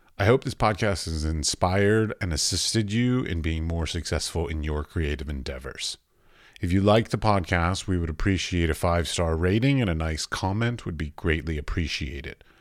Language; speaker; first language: English; native; English